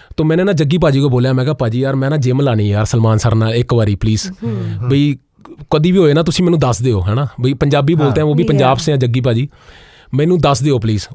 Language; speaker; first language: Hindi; non-native, local second language; Punjabi